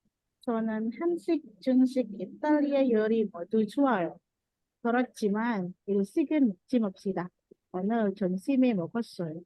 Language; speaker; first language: Korean; non-native, learner; Indonesian